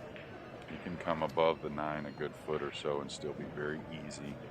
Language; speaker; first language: English; native; English